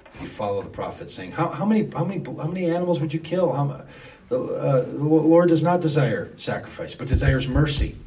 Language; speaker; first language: English; native; English